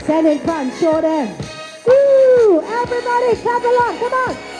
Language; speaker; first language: English; non-native, local second language; Chinese